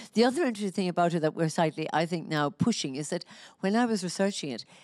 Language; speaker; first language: English; native; English